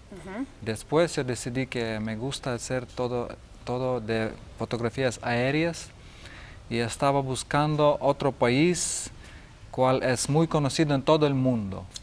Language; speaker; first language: Spanish; non-native, learner; Lithuanian